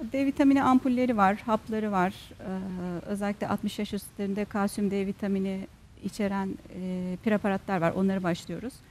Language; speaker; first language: Turkish; native; Turkish